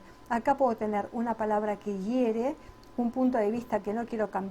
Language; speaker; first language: Spanish; native; Spanish